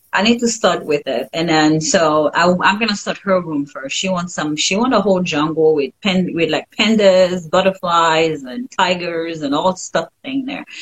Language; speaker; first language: English; non-native, fluent; French